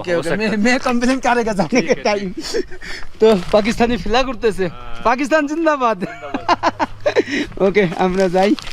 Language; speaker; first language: Hindi; non-native, learner; Bangla